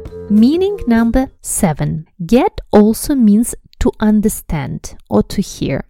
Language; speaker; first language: English; non-native, fluent; Russian